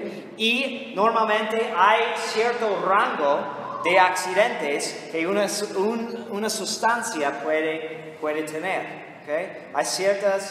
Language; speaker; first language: Spanish; non-native, fluent; English